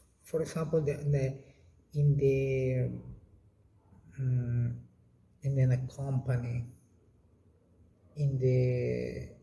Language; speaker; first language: English; non-native, learner; Spanish